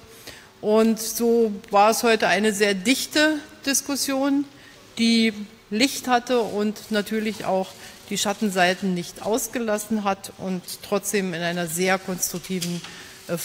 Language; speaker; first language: German; native; German